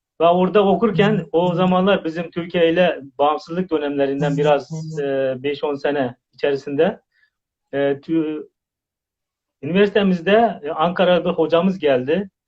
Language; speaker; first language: Turkish; non-native, fluent; Uzbek